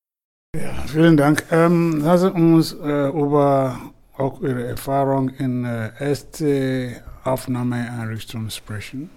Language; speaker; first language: German; non-native, learner; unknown